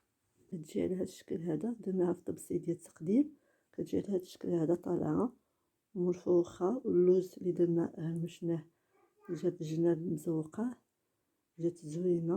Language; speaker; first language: Arabic; native; Arabic